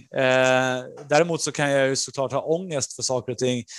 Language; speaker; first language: Swedish; early bilingual, other home language; Spanish